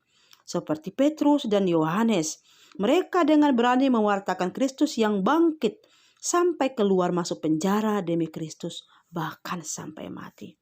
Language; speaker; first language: Indonesian; native; Indonesian